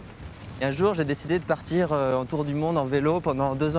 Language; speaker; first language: French; native; French